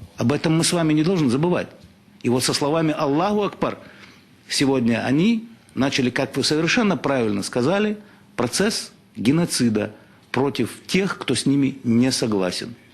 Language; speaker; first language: Russian; non-native, local second language; Chechen